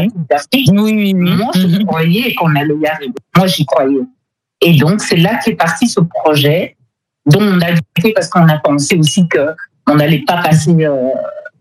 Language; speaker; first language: French; non-native, local second language; Lingala